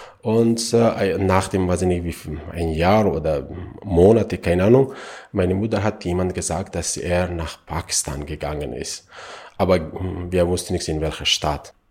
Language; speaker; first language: German; non-native, learner; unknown